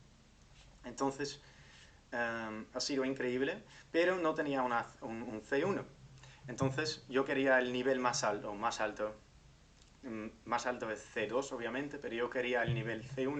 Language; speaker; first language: Spanish; non-native, fluent; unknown